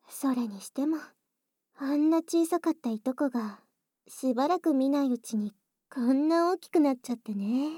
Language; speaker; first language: Japanese; native; Japanese